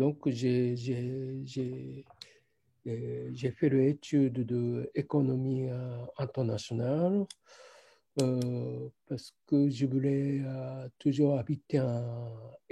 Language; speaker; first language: French; non-native, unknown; Japanese